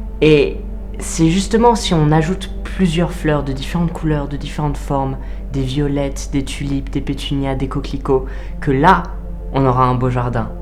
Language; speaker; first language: French; native; French